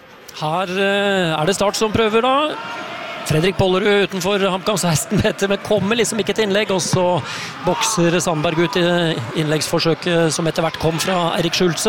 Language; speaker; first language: Norwegian; native; Norwegian